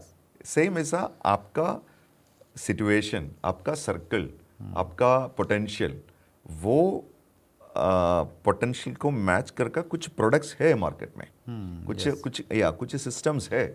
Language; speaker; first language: Hindi; non-native, local second language; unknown